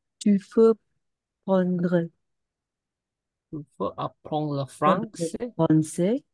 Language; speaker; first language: French; non-native, learner; Indonesian